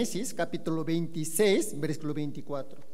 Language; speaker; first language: Spanish; non-native, learner; Korean